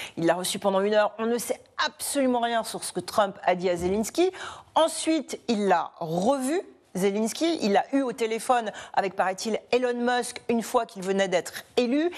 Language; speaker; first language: French; native; French